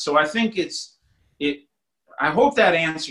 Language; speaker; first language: English; native; English